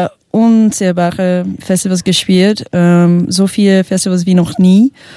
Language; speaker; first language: German; non-native, fluent; English